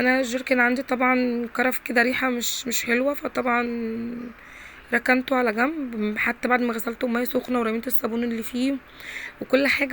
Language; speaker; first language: Arabic; native; Arabic